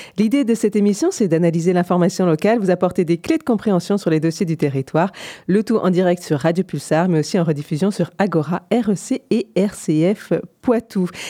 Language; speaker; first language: French; native; French